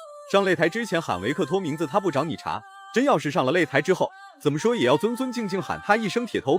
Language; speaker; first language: Chinese; native; Chinese